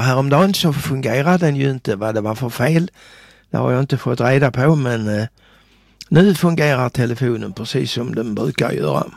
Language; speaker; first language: Swedish; native; Swedish